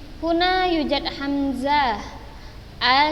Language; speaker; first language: Arabic; non-native, fluent; Indonesian